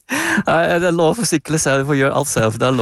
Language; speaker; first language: Norwegian; non-native, fluent; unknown